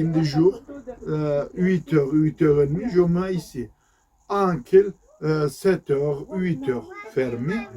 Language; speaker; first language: French; non-native, learner; Turkish